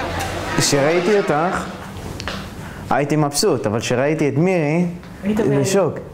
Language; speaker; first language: Hebrew; early bilingual, heritage; Hebrew